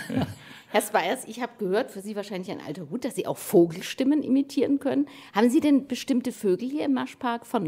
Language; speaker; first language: German; native; German